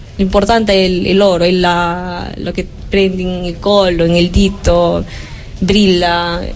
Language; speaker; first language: Italian; non-native, fluent; Spanish